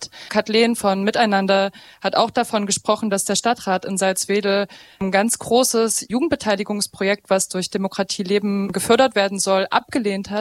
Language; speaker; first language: German; native; German